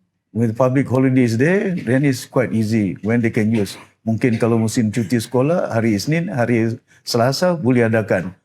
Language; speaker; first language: English; non-native, local second language; Malay